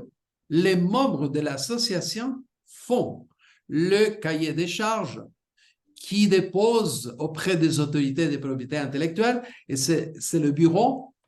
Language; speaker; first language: French; non-native, fluent; Spanish